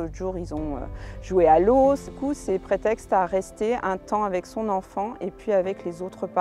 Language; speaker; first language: French; native; French